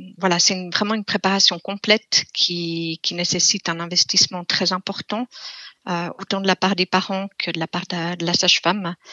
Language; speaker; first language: French; native; French